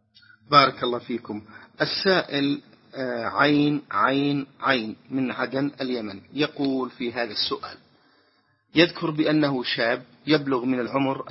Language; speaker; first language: Arabic; native; Arabic